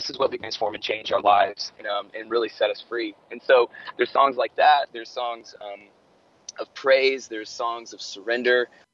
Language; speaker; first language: English; native; English